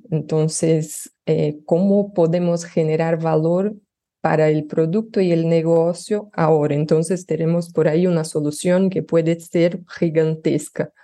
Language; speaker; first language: Spanish; non-native, fluent; Portuguese